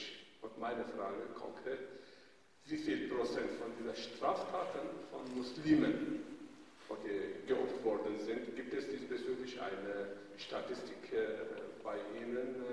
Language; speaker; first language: German; non-native, fluent; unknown